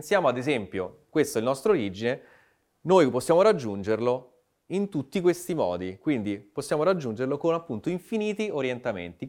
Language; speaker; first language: Italian; native; Italian